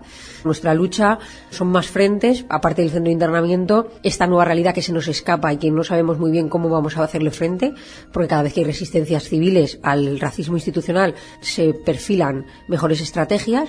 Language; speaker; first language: Spanish; native; Spanish